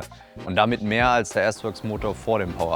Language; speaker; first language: German; native; German